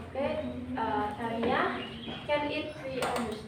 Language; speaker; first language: English; non-native, learner; Indonesian